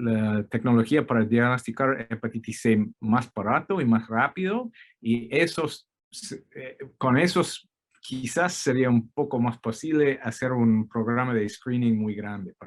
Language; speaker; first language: Spanish; non-native, fluent; English